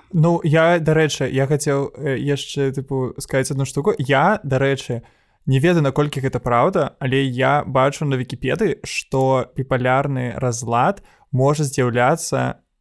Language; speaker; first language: Belarusian; native; Belarusian